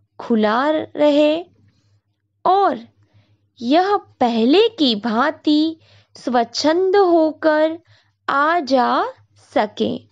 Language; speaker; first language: Hindi; non-native, local second language; Marathi